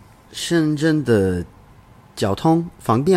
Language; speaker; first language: Chinese; non-native, learner; English